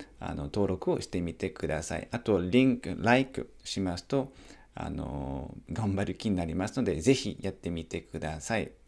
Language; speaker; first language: Japanese; non-native, fluent; French